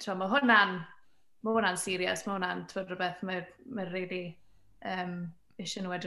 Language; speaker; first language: Welsh; native; Welsh